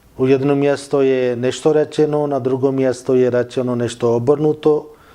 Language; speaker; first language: Bosnian; non-native, learner; Urdu